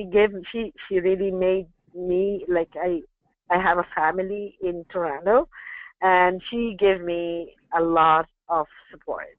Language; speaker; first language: English; non-native, local second language; Arabic